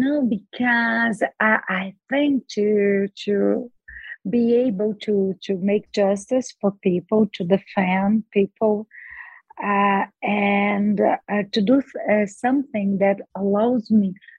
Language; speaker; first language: English; non-native, fluent; Portuguese